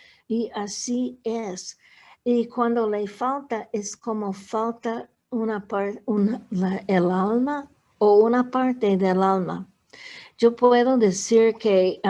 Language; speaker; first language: Spanish; non-native, fluent; English